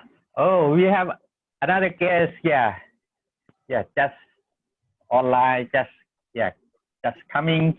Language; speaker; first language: English; non-native, learner; Thai